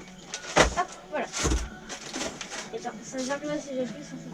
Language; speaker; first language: French; native; French